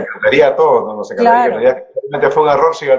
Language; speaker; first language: Spanish; native; Spanish